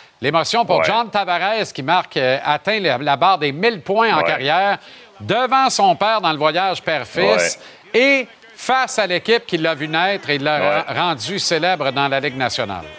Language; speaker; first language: French; native; French